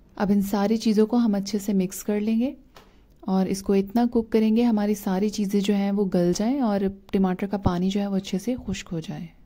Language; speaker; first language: Hindi; native; Hindi